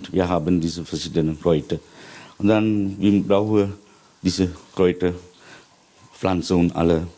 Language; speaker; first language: German; non-native, learner; Sinhala